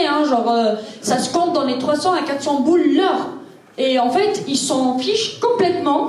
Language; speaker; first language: French; native; French